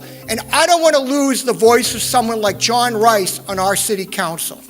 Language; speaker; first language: English; native; English